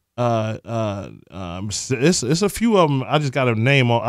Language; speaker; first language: English; native; English